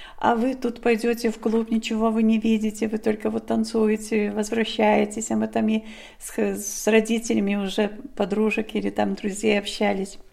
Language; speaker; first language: Russian; non-native, local second language; Polish